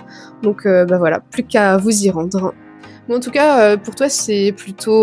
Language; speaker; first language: French; native; French